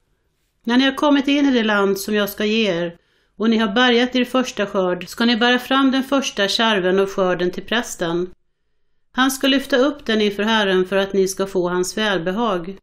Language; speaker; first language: Swedish; native; Swedish